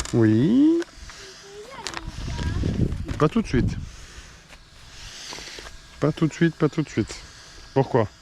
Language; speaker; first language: French; native; French